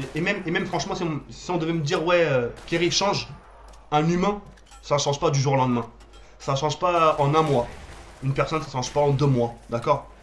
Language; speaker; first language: French; early bilingual, other home language; Arabic